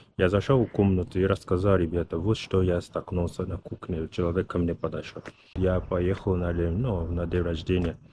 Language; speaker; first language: Russian; non-native, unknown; English